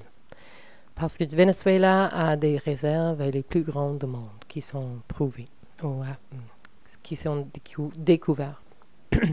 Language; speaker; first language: French; non-native, learner; English